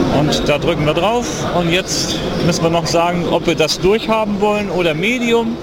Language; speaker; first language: German; native; German